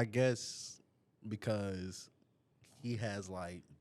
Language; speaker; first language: English; native; English